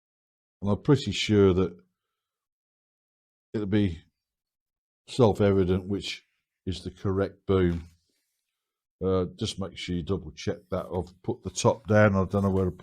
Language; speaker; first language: English; native; English